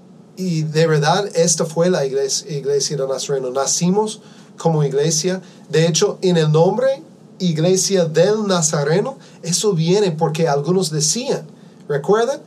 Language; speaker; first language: Spanish; non-native, fluent; English